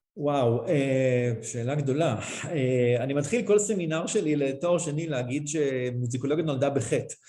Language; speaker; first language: Hebrew; native; Hebrew